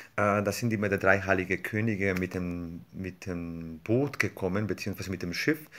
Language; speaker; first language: German; non-native, fluent; Spanish